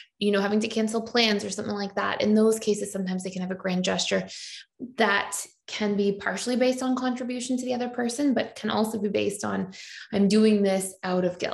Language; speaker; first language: English; native; English